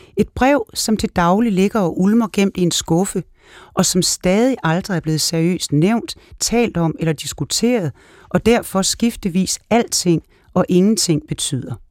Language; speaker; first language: Danish; native; Danish